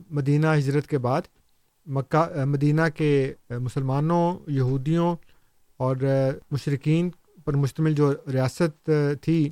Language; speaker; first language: Urdu; non-native, local second language; Punjabi